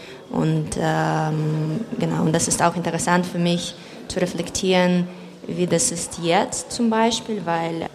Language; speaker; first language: German; non-native, fluent; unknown